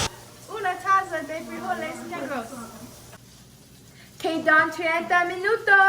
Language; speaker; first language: Spanish; non-native, learner; English